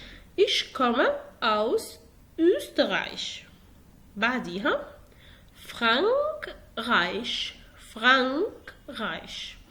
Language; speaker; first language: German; non-native, fluent; Arabic